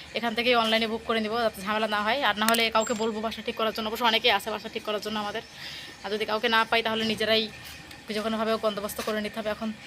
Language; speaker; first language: Bangla; native; Bangla